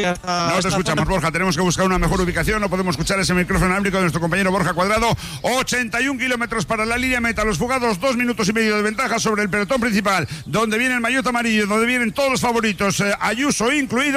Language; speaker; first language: Spanish; native; Spanish